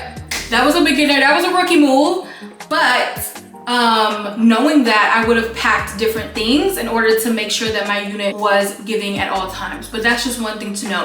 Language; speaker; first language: English; native; English